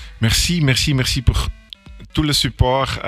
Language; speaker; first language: French; non-native, learner; Dutch